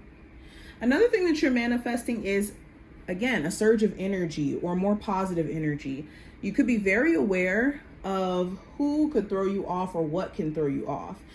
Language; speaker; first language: English; native; English